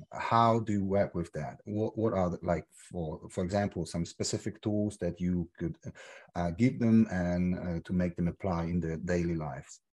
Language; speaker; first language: English; non-native, fluent; Polish